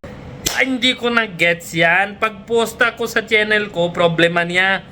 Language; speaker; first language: Filipino; non-native, learner; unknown